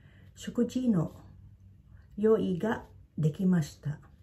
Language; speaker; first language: Japanese; non-native, fluent; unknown